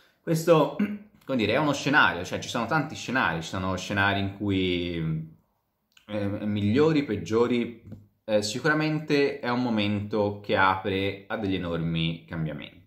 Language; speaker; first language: Italian; native; Italian